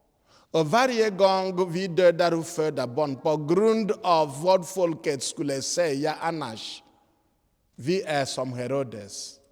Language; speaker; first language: Swedish; non-native, fluent; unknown